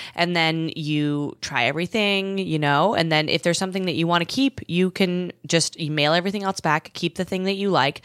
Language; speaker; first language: English; native; English